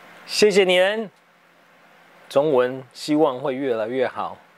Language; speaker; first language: Chinese; early bilingual, heritage; English